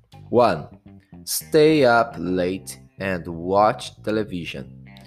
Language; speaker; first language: English; non-native, fluent; Portuguese